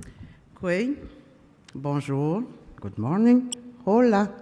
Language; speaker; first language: French; non-native, local second language; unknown